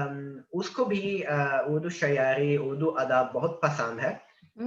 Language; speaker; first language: Hindi; non-native, learner; Italian